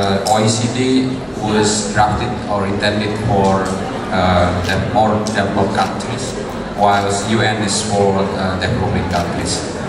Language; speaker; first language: English; non-native, fluent; Indonesian